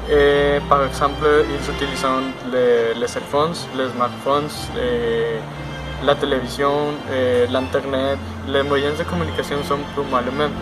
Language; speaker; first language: French; non-native, learner; Spanish